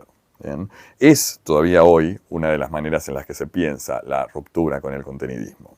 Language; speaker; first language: Spanish; native; Spanish